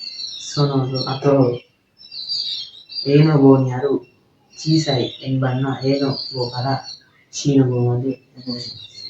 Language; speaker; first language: Japanese; non-native, learner; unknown